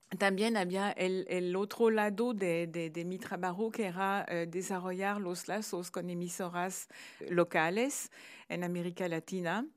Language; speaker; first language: Spanish; non-native, fluent; French